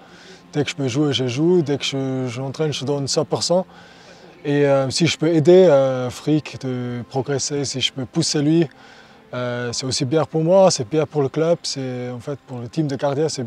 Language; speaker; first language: French; non-native, local second language; German